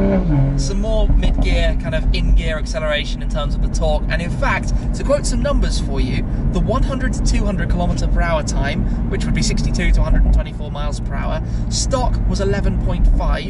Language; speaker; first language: English; native; English